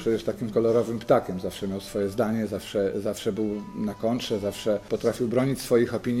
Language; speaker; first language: Polish; native; Polish